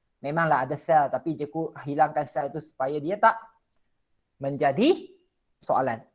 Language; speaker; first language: Malay; non-native, local second language; Chinese